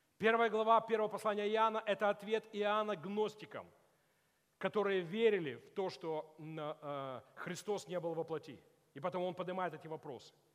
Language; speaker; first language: Russian; non-native, local second language; Ukrainian